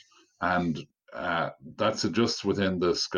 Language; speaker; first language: English; native; English